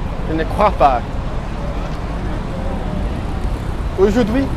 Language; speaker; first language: French; non-native, learner; Portuguese